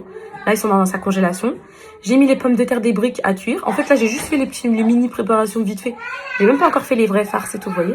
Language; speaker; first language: French; native; French